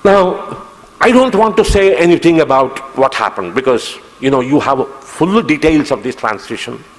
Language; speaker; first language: English; non-native, local second language; Kannada